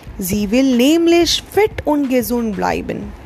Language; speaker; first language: German; non-native, fluent; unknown